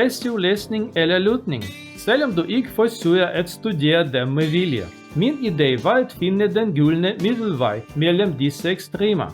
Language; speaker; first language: Danish; non-native, learner; Russian